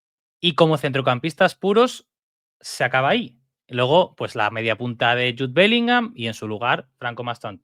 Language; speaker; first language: Spanish; native; Spanish